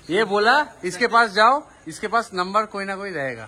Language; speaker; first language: Hindi; non-native, local second language; Bangla